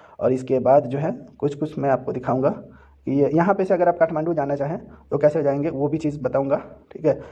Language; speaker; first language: Hindi; native; Hindi